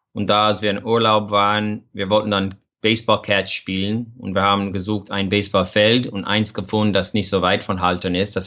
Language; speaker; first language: German; non-native, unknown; English